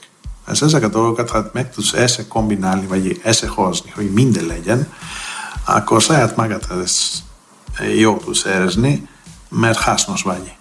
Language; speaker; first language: Hungarian; non-native, fluent; Greek